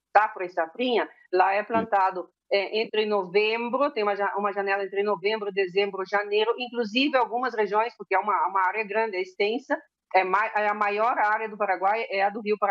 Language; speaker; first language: Portuguese; early bilingual, heritage; Spanish